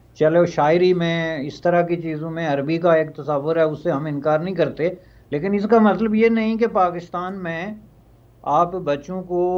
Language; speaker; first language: Urdu; non-native, local second language; Pahari-Potwari